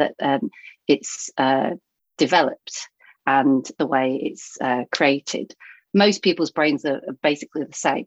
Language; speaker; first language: English; native; English